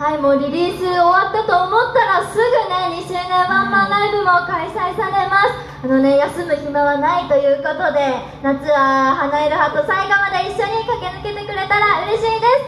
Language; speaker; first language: Japanese; native; Japanese